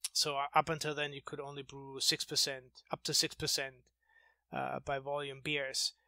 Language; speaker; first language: English; non-native, fluent; German